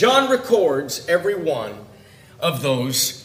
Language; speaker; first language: English; native; English